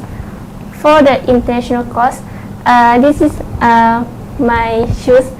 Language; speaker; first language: English; non-native, learner; Thai